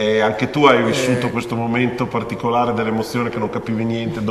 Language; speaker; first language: Italian; native; Italian